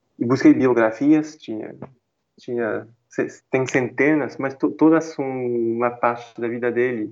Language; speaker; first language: Portuguese; non-native, fluent; French